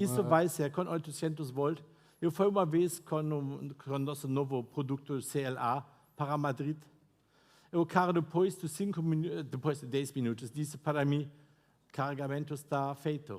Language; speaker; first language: Portuguese; non-native, fluent; German